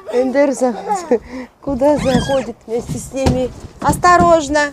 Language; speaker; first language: Russian; native; Russian